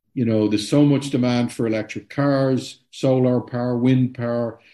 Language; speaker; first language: English; native; English